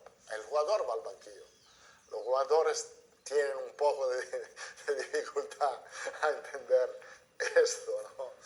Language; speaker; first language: Spanish; non-native, fluent; Italian